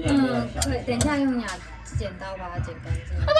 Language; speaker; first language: Chinese; native; Chinese